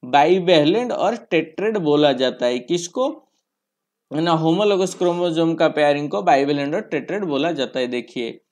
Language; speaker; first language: Hindi; non-native, local second language; Bangla